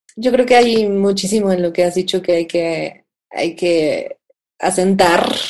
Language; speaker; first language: Spanish; native; Spanish